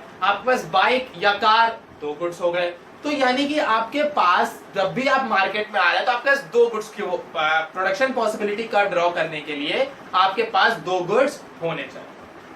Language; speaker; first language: Hindi; native; Hindi